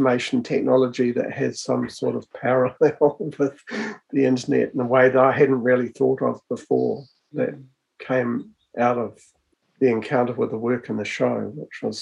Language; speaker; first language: English; native; English